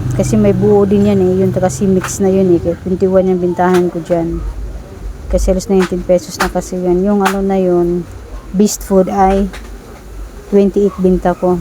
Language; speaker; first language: Filipino; non-native, local second language; Cebuano